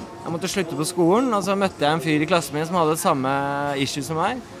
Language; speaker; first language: Norwegian; native; Norwegian